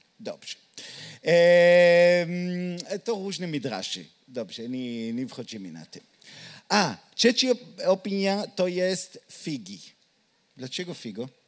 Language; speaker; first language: Polish; non-native, learner; Hebrew